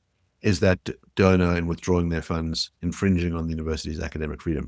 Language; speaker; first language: English; native; English